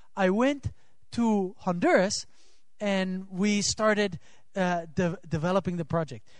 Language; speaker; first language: English; non-native, fluent; Swiss German